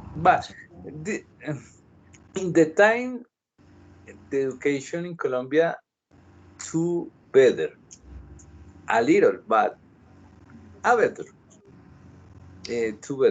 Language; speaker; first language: English; non-native, learner; Spanish